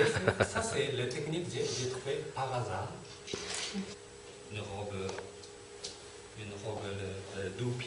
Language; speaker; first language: French; non-native, fluent; Turkish